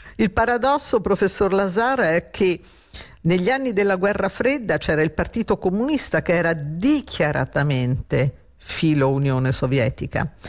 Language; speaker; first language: Italian; native; Italian